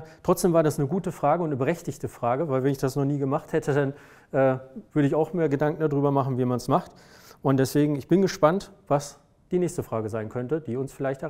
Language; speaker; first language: German; native; German